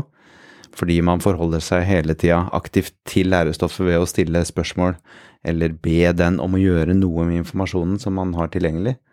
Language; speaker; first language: Norwegian; native; Norwegian